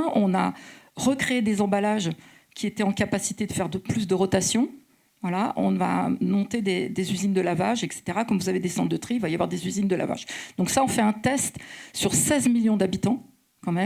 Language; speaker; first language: French; native; French